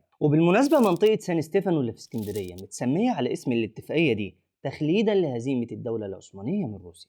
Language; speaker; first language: Arabic; native; Arabic